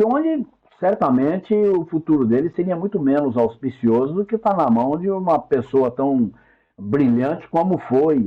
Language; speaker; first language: Portuguese; native; Portuguese